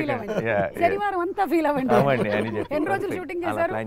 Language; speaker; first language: Telugu; native; Telugu